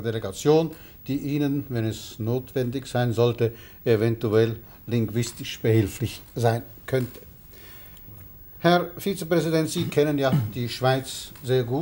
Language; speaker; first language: German; native; German